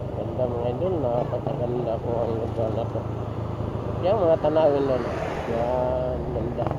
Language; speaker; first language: Filipino; non-native, local second language; Cebuano